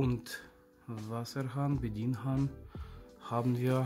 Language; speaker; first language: German; non-native, learner; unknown